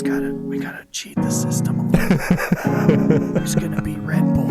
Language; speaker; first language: English; native; English